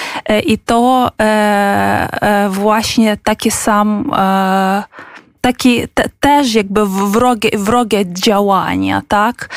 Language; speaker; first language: Polish; non-native, fluent; Ukrainian